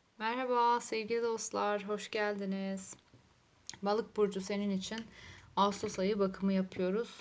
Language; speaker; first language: Turkish; native; Turkish